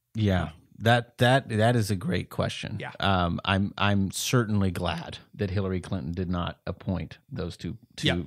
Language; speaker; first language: English; native; English